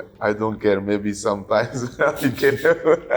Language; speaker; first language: English; non-native, learner; Arabic